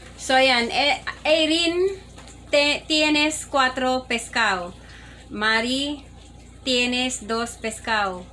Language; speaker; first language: Spanish; non-native, learner; Filipino